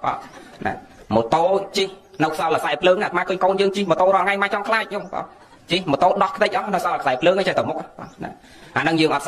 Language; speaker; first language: Khmer; native; Khmer